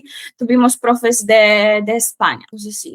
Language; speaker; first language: Spanish; non-native, fluent; Polish